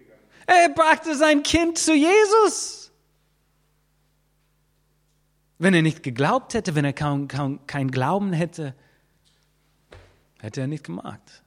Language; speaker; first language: German; non-native, fluent; English